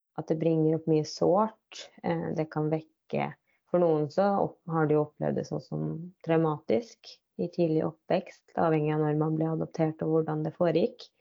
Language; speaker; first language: Norwegian; native; Norwegian